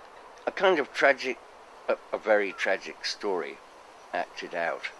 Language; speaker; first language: English; native; English